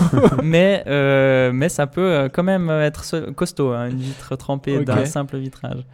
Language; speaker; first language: French; native; French